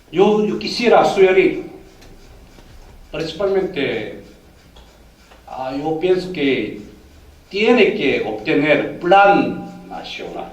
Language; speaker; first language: Spanish; non-native, learner; Korean